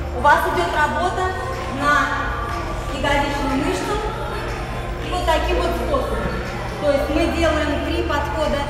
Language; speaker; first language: Russian; early bilingual, heritage; Russian